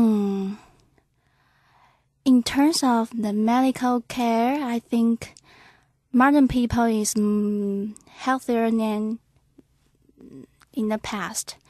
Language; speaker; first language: English; non-native, learner; Chinese